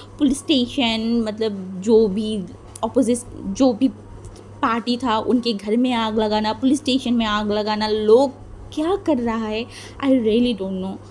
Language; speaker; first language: Hindi; non-native, fluent; Bangla